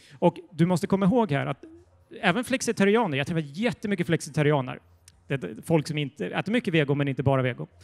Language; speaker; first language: Swedish; native; Swedish